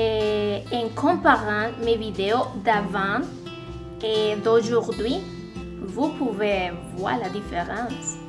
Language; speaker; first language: French; non-native, learner; Spanish